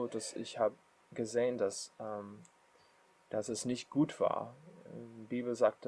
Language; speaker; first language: German; non-native, learner; English